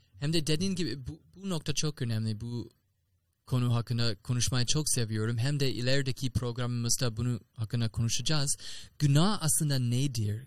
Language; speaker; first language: Turkish; non-native, learner; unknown